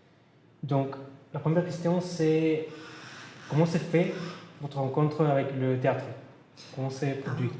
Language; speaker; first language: French; non-native, learner; Spanish